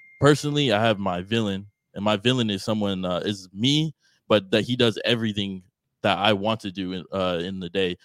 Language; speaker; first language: English; native; English